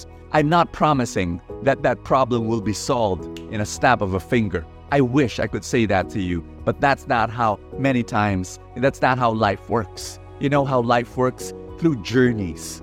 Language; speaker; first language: English; non-native, local second language; Filipino